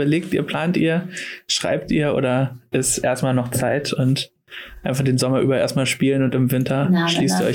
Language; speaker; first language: German; native; German